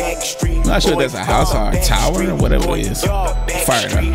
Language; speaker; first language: English; native; English